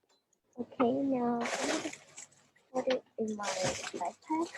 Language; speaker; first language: English; non-native, learner; Vietnamese